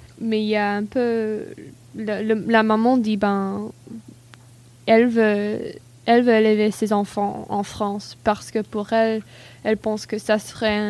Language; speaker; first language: French; non-native, learner; English